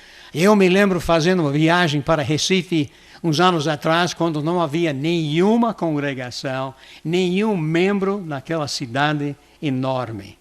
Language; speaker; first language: Portuguese; non-native, fluent; English